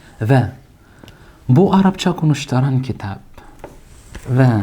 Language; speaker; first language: Turkish; non-native, fluent; Arabic